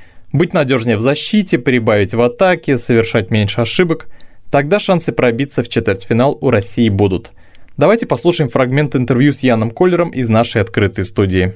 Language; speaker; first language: Russian; native; Russian